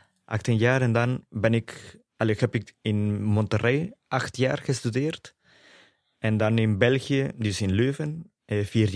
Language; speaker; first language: Dutch; non-native, fluent; Spanish